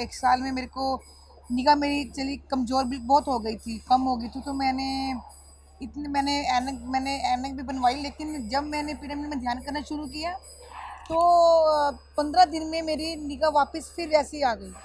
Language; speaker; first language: Hindi; native; Hindi